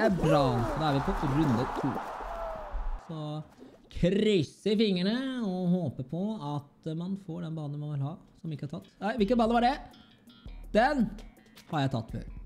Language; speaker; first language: Norwegian; native; Norwegian